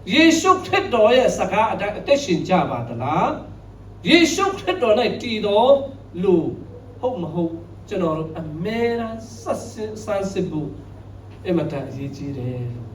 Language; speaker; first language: Burmese; non-native, local second language; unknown